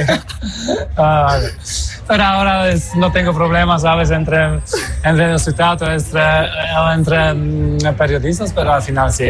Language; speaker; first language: Spanish; non-native, fluent; Polish